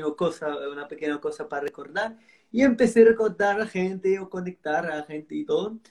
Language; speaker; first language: Spanish; non-native, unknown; French